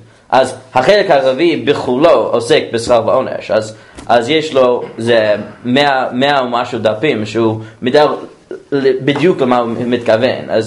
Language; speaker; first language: Hebrew; non-native, fluent; English